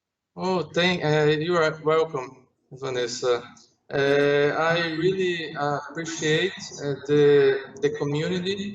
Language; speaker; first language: English; non-native, learner; Portuguese